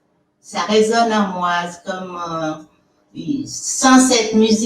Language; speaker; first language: French; non-native, local second language; Fon